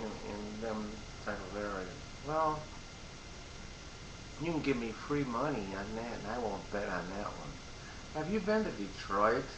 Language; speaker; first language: English; native; English